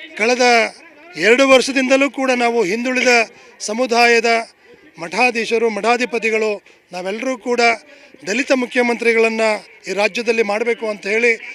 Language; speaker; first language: Kannada; non-native, local second language; Lambadi